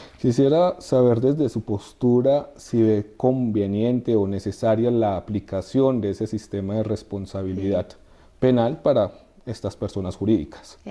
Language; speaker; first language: Spanish; native; Spanish